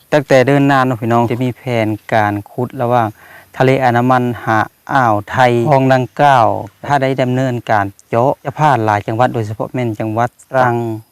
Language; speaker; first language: Thai; native; Thai